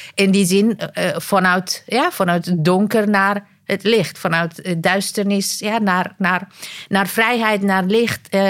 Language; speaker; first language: Dutch; non-native, fluent; Persian